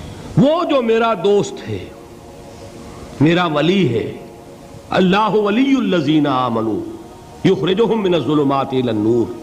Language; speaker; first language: Urdu; native; Urdu